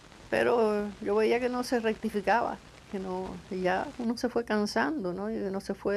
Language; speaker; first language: Spanish; native; Spanish